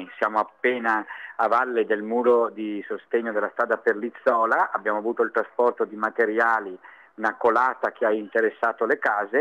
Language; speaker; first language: Italian; native; Italian